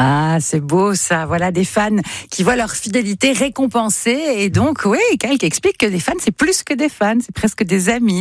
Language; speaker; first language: French; native; French